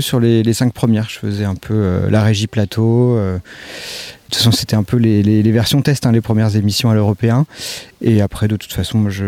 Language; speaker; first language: French; native; French